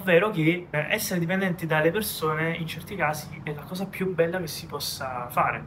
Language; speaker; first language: Italian; native; Italian